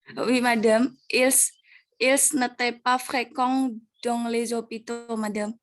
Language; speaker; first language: French; non-native, learner; Indonesian